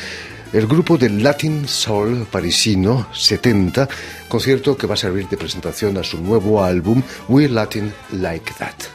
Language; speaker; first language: Spanish; native; Spanish